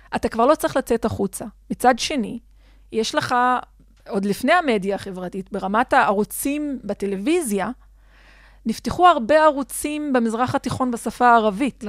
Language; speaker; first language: Hebrew; non-native, local second language; Adyghe